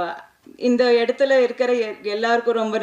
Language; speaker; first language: Tamil; non-native, local second language; Telugu